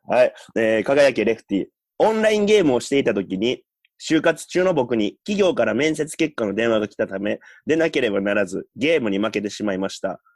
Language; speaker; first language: Japanese; native; Japanese